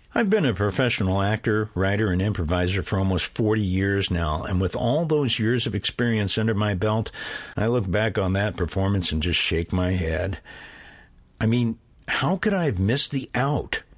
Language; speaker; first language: English; native; English